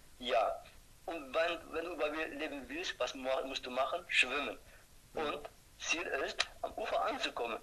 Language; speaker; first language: German; non-native, fluent; Turkish